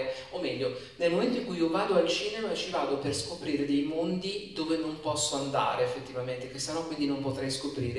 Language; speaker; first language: Italian; native; Italian